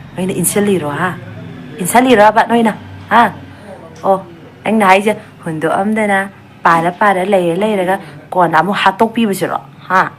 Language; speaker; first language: Manipuri; non-native, local second language; Thado Chin